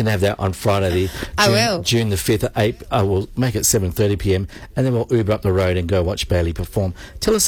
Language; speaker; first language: English; native; English